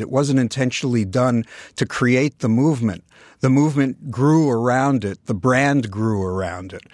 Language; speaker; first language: English; native; English